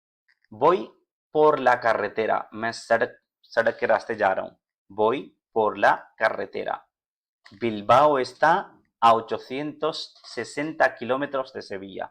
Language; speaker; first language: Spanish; non-native, fluent; Urdu